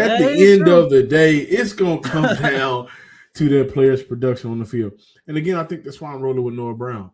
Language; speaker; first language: English; native; English